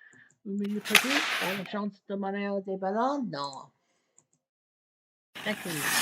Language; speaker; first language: French; non-native, learner; English